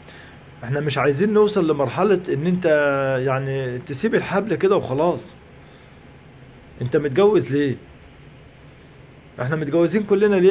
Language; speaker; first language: Arabic; native; Arabic